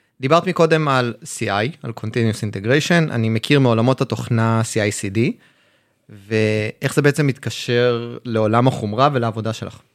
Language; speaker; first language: Hebrew; native; Hebrew